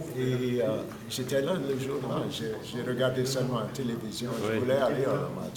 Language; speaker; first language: French; non-native, fluent; English